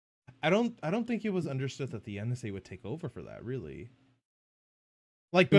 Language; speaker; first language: English; native; English